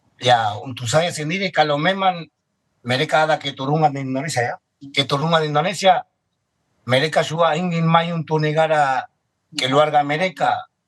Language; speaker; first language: Indonesian; non-native, fluent; Spanish